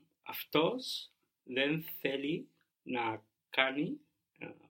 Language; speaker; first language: Greek; non-native, learner; English